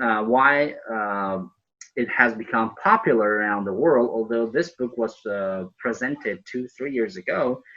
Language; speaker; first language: English; non-native, fluent; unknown